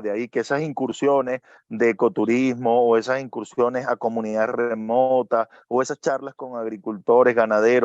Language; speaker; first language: Spanish; native; Spanish